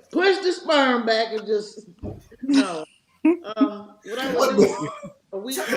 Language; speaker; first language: English; native; English